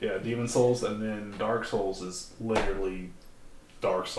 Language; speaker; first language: English; native; English